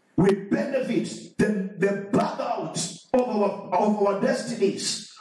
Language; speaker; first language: English; non-native, local second language; Swahili